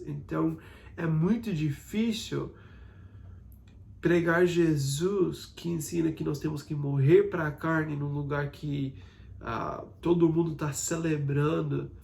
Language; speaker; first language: Portuguese; non-native, fluent; English